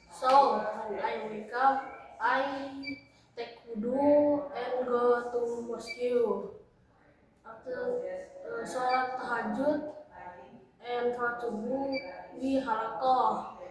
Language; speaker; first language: English; non-native, learner; Indonesian